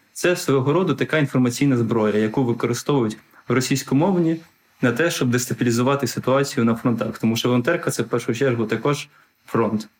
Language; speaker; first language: Ukrainian; non-native, local second language; Russian